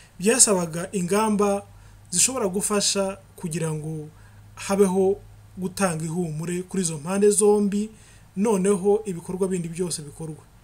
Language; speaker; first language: Kinyarwanda; early bilingual, heritage; Kinyarwanda